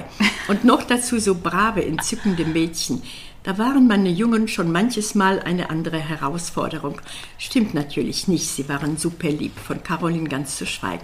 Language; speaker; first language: German; native; German